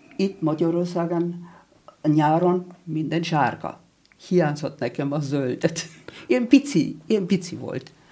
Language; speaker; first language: Hungarian; non-native, fluent; German